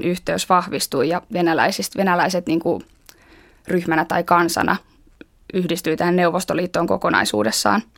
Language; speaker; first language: Finnish; native; Finnish